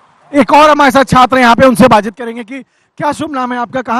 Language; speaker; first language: Hindi; native; Hindi